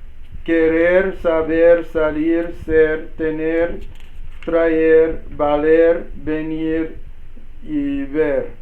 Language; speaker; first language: Spanish; non-native, learner; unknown